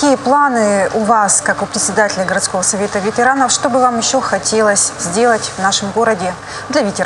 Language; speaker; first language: Russian; native; Russian